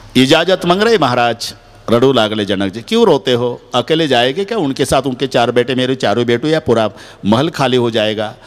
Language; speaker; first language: Hindi; non-native, local second language; Marathi